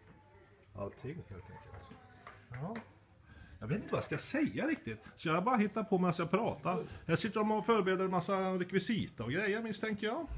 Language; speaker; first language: Swedish; native; Swedish